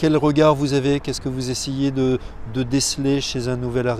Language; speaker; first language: French; native; French